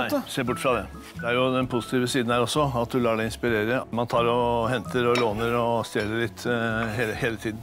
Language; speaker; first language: Norwegian; native; Norwegian